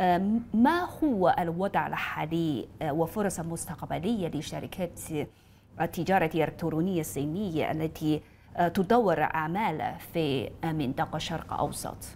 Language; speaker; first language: Arabic; non-native, fluent; Chinese